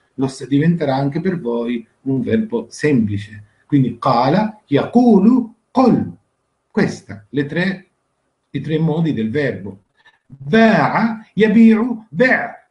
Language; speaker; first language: Italian; non-native, fluent; Arabic